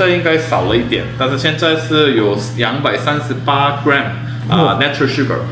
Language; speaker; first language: Chinese; non-native, fluent; Korean